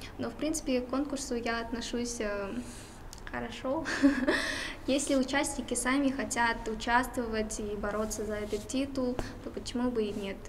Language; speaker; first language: Russian; non-native, local second language; Tuvinian